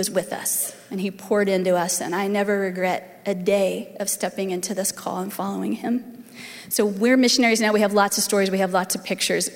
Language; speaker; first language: English; native; English